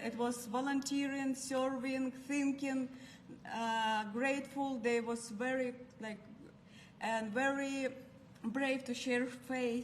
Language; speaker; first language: English; non-native, learner; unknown